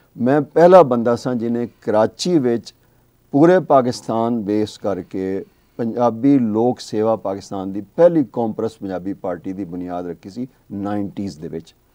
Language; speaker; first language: Punjabi; native; Punjabi